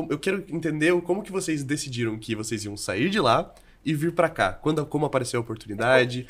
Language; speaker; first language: Portuguese; native; Portuguese